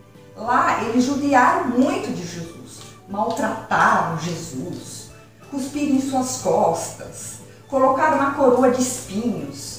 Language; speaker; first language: Portuguese; native; Portuguese